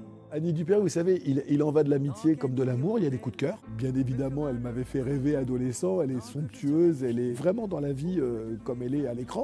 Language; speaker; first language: French; native; French